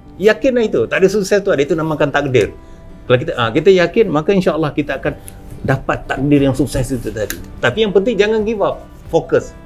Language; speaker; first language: Malay; native; Malay